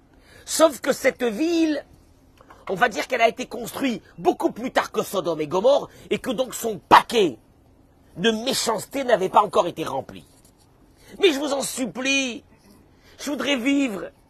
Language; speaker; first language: French; native; French